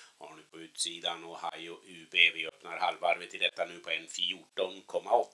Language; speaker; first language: Swedish; native; Swedish